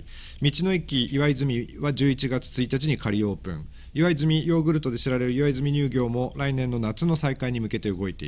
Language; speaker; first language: Japanese; native; Japanese